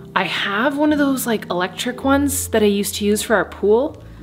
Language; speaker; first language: English; native; English